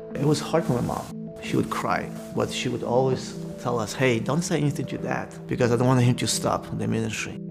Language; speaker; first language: English; non-native, fluent; Russian